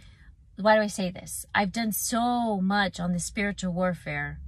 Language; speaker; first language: English; native; English